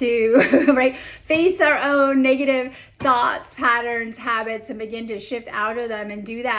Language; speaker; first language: English; native; English